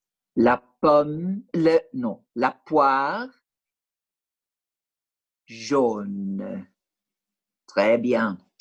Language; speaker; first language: French; non-native, fluent; English